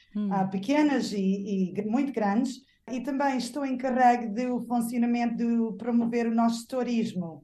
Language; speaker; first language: Portuguese; non-native, fluent; English